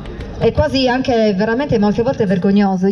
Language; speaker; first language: Italian; native; Italian